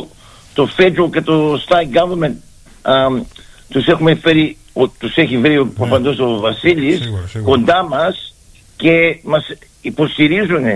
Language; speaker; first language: Greek; early bilingual, heritage; Greek